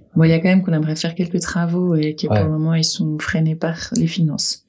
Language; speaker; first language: French; native; French